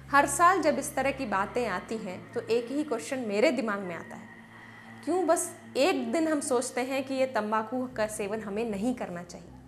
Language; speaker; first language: Hindi; native; Hindi